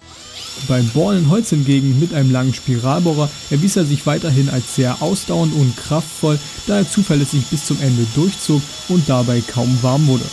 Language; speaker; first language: German; native; German